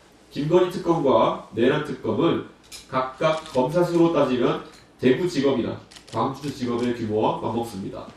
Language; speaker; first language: Korean; native; Korean